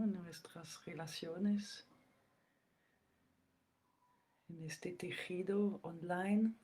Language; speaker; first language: Spanish; non-native, fluent; French